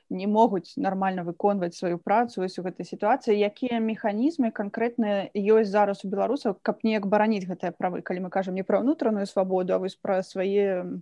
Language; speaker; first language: Belarusian; native; Belarusian